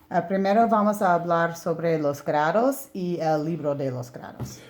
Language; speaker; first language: Spanish; non-native, learner; English